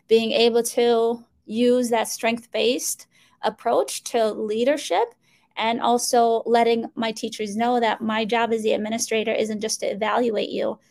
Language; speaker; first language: English; early bilingual, other home language; Somali